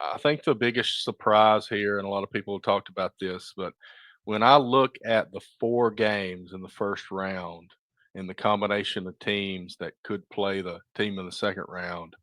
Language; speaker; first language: English; native; English